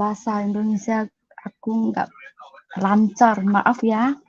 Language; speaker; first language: Indonesian; non-native, learner; Cantonese